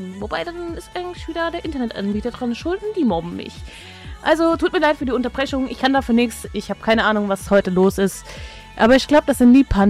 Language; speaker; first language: German; native; German